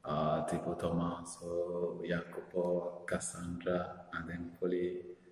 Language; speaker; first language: Italian; non-native, learner; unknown